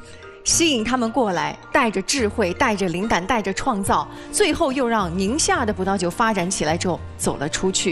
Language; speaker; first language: Chinese; native; Chinese